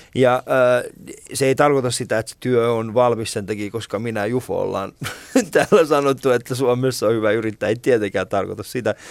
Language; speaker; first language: Finnish; early bilingual, other home language; Persian